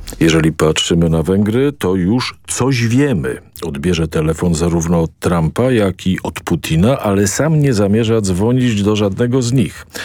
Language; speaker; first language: Polish; native; Polish